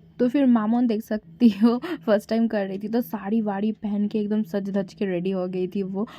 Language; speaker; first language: Hindi; non-native, local second language; Bangla